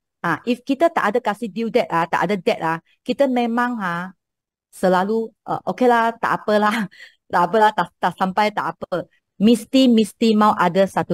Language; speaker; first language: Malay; non-native, local second language; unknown